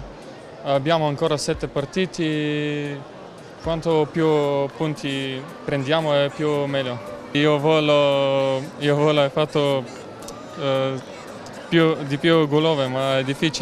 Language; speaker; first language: Italian; non-native, learner; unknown